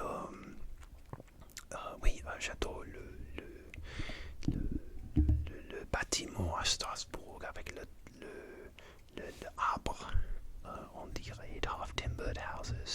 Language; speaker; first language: French; non-native, learner; English